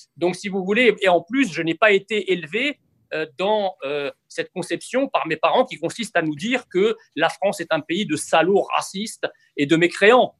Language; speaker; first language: French; early bilingual, other home language; Arabic